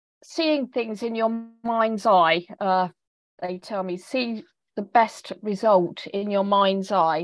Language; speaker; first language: English; native; English